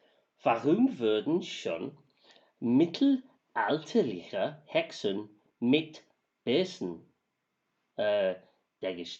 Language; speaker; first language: German; non-native, fluent; English